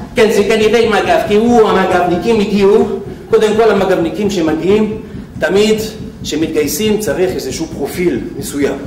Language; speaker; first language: Hebrew; non-native, fluent; French